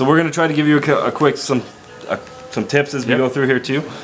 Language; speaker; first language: English; native; English